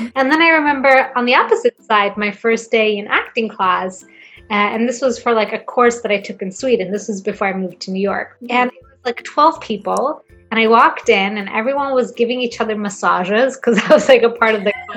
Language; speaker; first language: English; non-native, fluent; Swedish